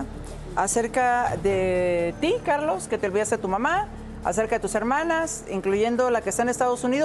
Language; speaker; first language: Spanish; native; Spanish